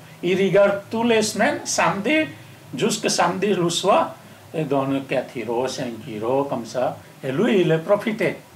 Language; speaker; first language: French; non-native, learner; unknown